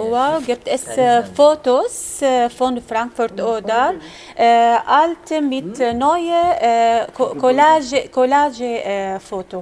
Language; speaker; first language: German; non-native, learner; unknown